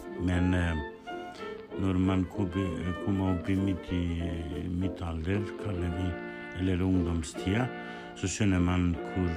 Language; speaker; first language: Norwegian; non-native, learner; Kurdish